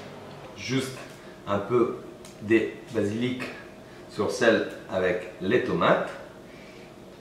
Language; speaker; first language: French; non-native, fluent; Italian